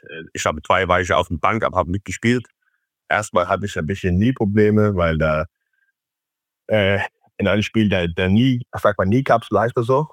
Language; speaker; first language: German; non-native, fluent; Faroese